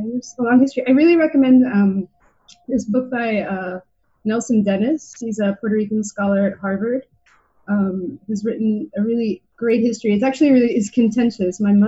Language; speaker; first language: English; native; English